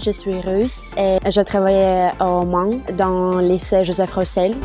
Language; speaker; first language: French; non-native, learner; Russian